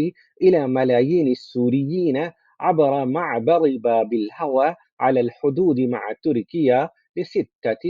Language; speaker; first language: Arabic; non-native, fluent; Urdu